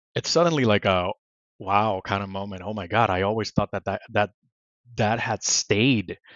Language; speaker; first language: English; non-native, fluent; Spanish